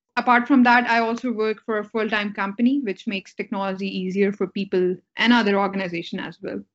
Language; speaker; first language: English; non-native, local second language; Urdu